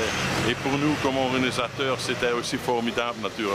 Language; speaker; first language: French; non-native, fluent; Dutch